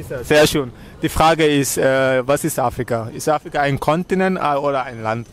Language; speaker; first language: German; non-native, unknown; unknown